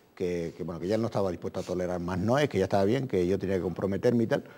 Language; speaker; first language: Spanish; native; Spanish